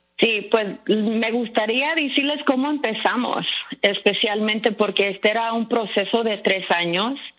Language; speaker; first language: Spanish; early bilingual, heritage; Spanish